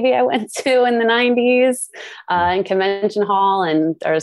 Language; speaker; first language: English; native; English